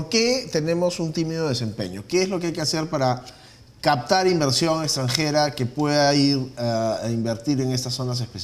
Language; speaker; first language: Spanish; native; Spanish